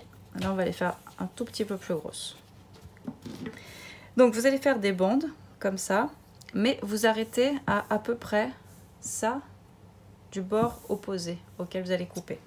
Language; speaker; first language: French; native; French